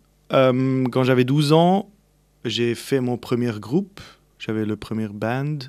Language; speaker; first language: French; non-native, local second language; Swiss German